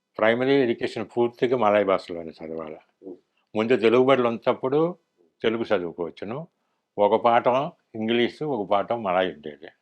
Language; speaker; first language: Telugu; early bilingual, heritage; Telugu